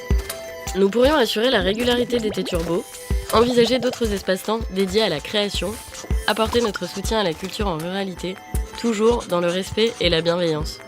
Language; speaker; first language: French; native; French